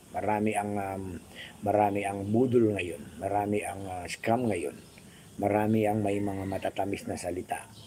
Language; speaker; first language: Filipino; non-native, local second language; Pampanga